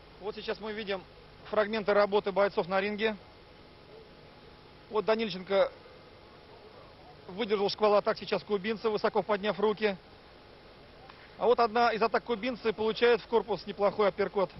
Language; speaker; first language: Russian; native; Russian